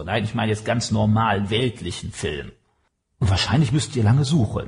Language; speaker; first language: German; native; German